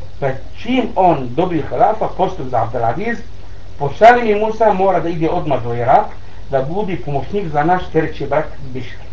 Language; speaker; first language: Bosnian; non-native, learner; Arabic